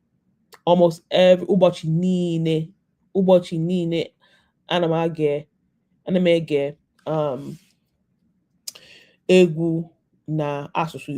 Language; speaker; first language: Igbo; non-native, learner; English